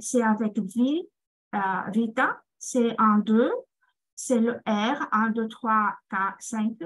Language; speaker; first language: French; non-native, fluent; Greek